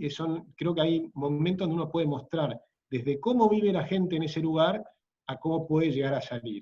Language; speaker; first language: Spanish; native; Spanish